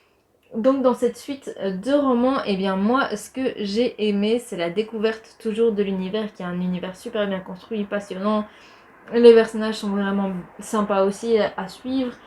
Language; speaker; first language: French; native; French